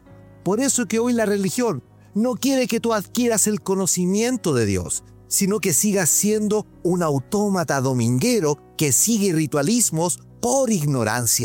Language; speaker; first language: Spanish; native; Spanish